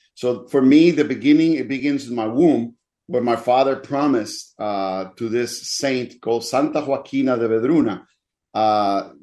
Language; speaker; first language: English; non-native, fluent; Spanish